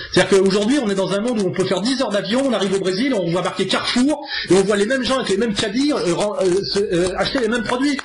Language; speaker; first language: French; native; French